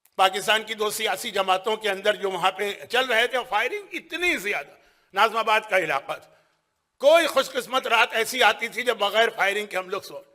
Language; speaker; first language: Urdu; native; Urdu